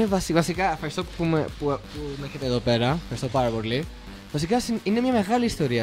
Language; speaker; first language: Greek; early bilingual, heritage; English